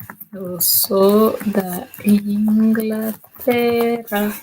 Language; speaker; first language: Portuguese; non-native, learner; English